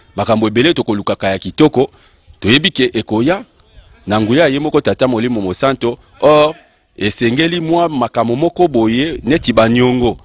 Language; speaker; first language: Lingala; non-native, local second language; Kongo